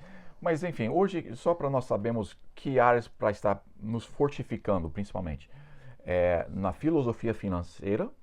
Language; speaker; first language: Portuguese; non-native, fluent; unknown